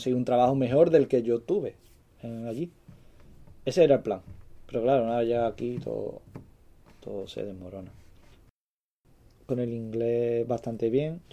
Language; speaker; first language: Spanish; native; Spanish